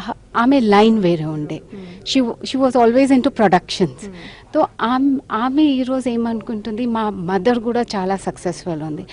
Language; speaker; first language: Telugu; non-native, local second language; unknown